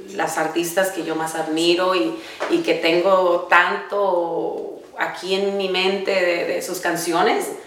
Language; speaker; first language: Spanish; native; Spanish